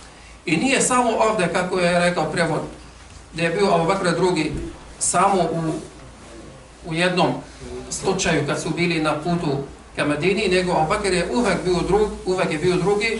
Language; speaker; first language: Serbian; non-native, fluent; Arabic